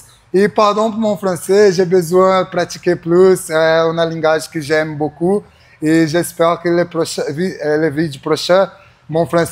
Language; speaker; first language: French; non-native, learner; Portuguese